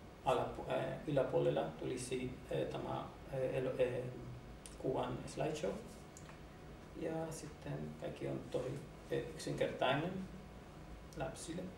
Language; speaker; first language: Finnish; non-native, learner; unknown